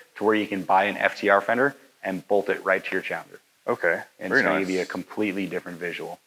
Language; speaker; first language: English; native; English